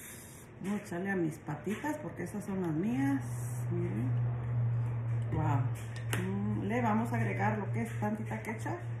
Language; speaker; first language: Spanish; native; Spanish